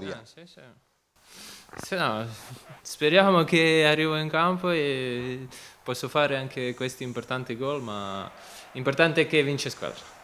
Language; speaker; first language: Italian; non-native, learner; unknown